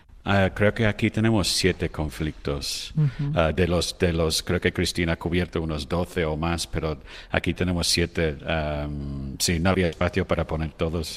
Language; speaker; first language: Spanish; non-native, fluent; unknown